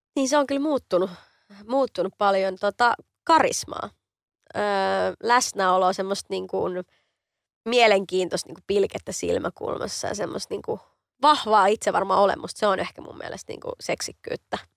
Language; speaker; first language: Finnish; native; Finnish